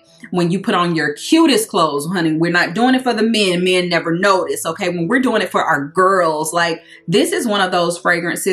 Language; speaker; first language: English; native; English